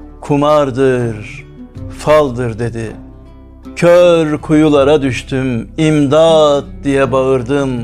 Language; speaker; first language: Turkish; native; Turkish